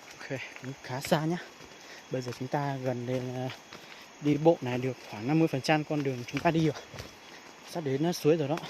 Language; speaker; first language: Vietnamese; non-native, local second language; Hmong